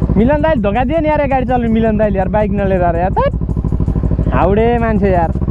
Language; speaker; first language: Nepali; native; Nepali